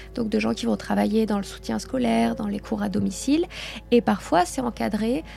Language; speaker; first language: French; native; French